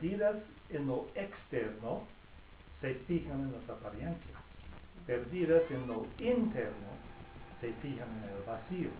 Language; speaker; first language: Spanish; non-native, fluent; English